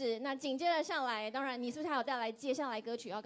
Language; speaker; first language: Chinese; native; Chinese